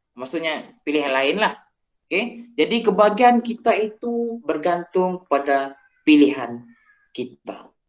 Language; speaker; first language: Malay; non-native, local second language; Iban